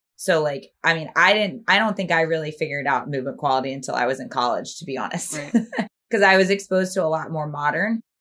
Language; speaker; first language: English; native; English